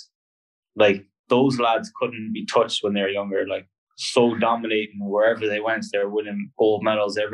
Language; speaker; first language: English; native; English